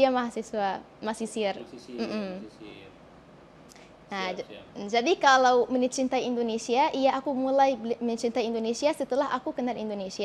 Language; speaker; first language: Indonesian; non-native, fluent; Arabic